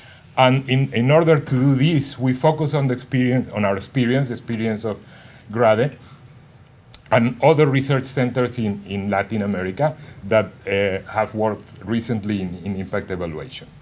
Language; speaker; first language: English; non-native, fluent; Spanish